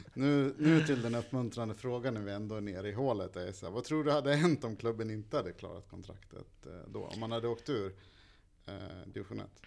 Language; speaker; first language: Swedish; native; Swedish